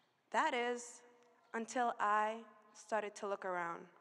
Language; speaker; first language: English; early bilingual, other home language; Spanish